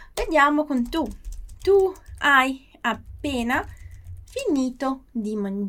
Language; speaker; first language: Italian; non-native, fluent; Portuguese